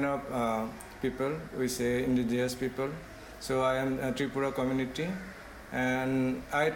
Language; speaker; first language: English; non-native, local second language; Kok Borok